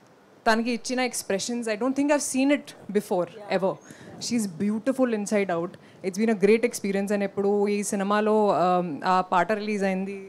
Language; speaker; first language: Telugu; non-native, local second language; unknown